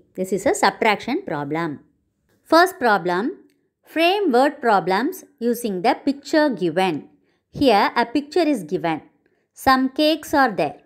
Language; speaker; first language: English; non-native, local second language; Tamil